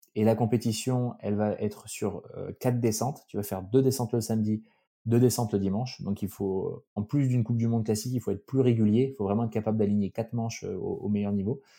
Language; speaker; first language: French; native; French